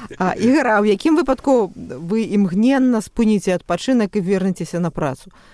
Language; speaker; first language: Belarusian; non-native, local second language; Russian